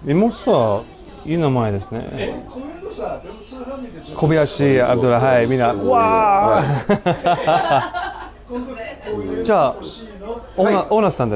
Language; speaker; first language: Japanese; non-native, learner; English